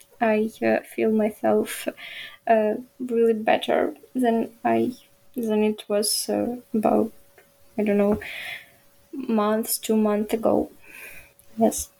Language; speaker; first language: English; non-native, learner; Ukrainian